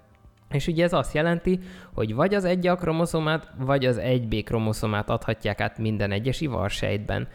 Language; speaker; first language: Hungarian; native; Hungarian